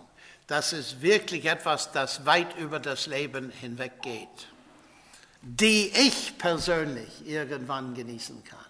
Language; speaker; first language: German; non-native, fluent; English